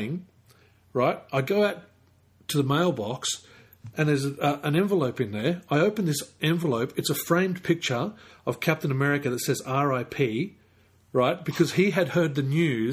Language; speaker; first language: English; native; English